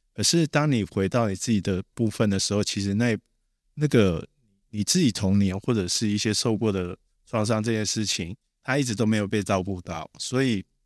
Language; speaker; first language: Chinese; native; Chinese